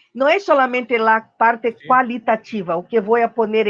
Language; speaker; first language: Portuguese; non-native, learner; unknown